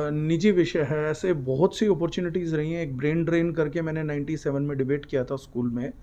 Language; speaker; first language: Hindi; native; Hindi